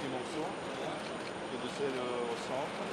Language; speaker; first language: French; non-native, fluent; Russian